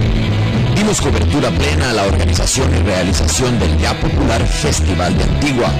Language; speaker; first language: Spanish; native; Spanish